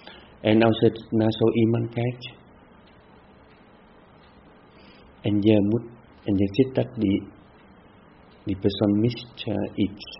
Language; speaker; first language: Dutch; non-native, fluent; Vietnamese